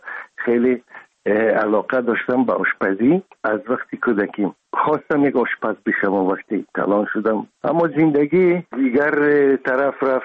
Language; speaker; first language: Persian; non-native, local second language; Russian